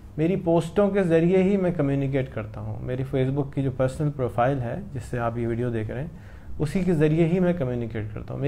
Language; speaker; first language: Urdu; native; Urdu